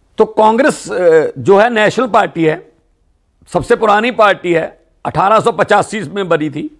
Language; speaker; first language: Hindi; non-native, local second language; Punjabi